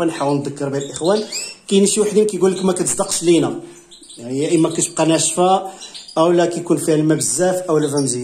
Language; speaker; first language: Arabic; native; Arabic